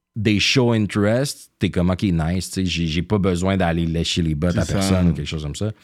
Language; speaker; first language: French; native; French